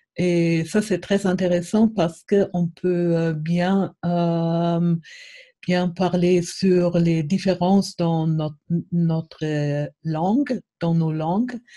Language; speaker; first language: French; non-native, fluent; German